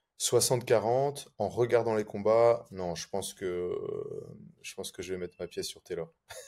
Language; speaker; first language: French; native; French